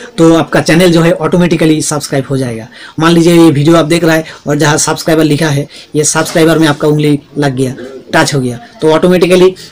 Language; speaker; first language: Hindi; native; Hindi